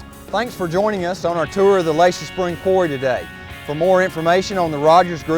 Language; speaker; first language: English; native; English